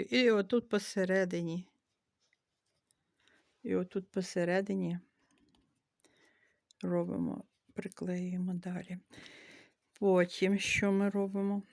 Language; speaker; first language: Ukrainian; native; Ukrainian